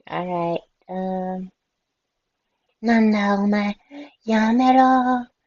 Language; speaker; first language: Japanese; non-native, learner; English